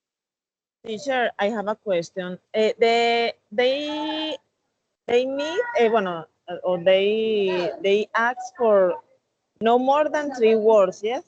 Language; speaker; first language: English; non-native, learner; Spanish